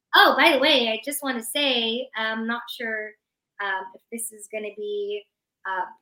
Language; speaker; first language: English; early bilingual, other home language; Persian